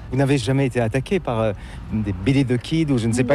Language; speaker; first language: French; native; French